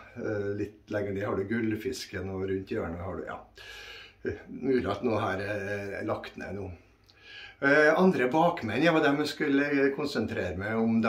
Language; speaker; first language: Norwegian; native; Norwegian